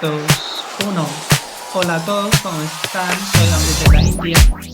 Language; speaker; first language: Spanish; non-native, fluent; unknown